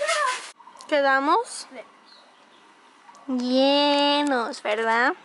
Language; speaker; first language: Spanish; early bilingual, heritage; Spanish